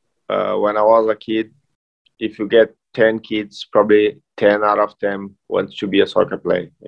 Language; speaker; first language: English; non-native, fluent; Portuguese